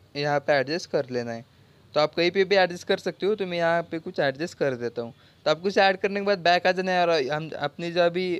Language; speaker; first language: Hindi; non-native, local second language; Marathi